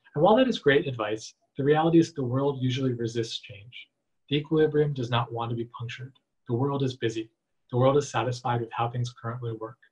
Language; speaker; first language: English; native; English